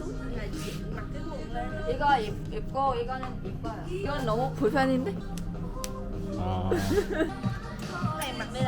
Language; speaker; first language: Korean; non-native, learner; Vietnamese